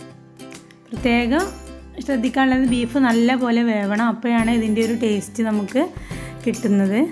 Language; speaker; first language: Malayalam; native; Malayalam